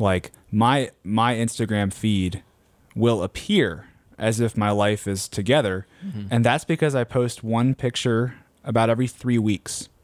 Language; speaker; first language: English; native; English